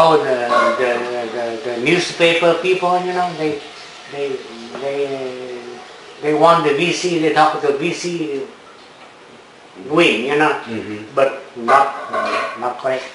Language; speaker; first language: English; non-native, learner; Vietnamese